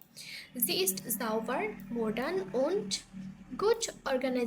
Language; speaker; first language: German; non-native, learner; Bangla